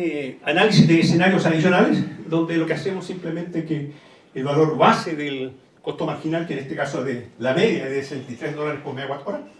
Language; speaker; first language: Spanish; native; Spanish